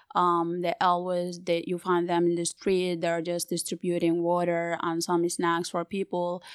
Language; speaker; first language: English; non-native, fluent; Arabic